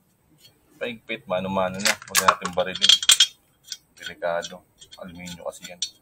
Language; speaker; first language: Filipino; native; Filipino